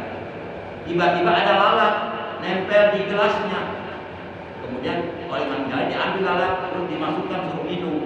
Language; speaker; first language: Indonesian; non-native, local second language; Javanese